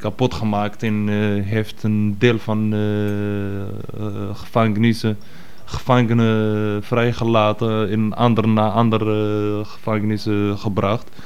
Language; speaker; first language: Dutch; non-native, fluent; Arabic